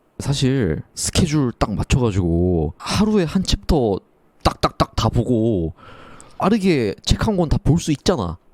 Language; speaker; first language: Korean; native; Korean